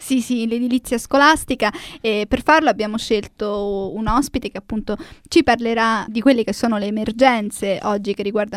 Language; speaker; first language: Italian; native; Italian